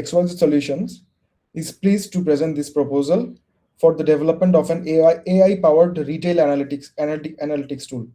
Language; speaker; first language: English; non-native, local second language; Bangla